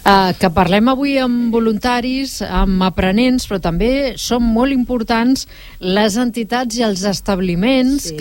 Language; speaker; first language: Catalan; native; Catalan